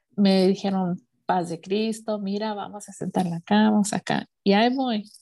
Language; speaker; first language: Spanish; early bilingual, heritage; Spanish